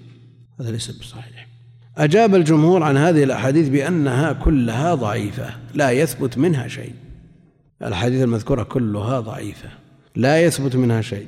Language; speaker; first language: Arabic; native; Arabic